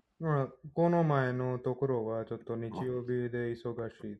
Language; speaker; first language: Japanese; non-native, learner; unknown